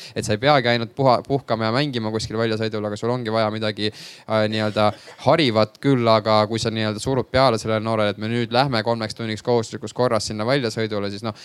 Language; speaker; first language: Estonian; native; Estonian